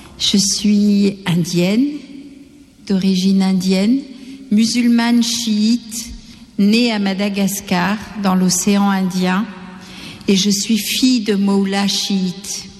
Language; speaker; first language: French; non-native, local second language; Gujarati